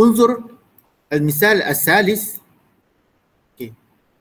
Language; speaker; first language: Arabic; non-native, fluent; Malay